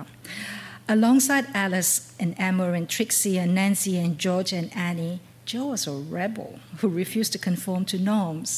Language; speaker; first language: English; non-native, local second language; Cantonese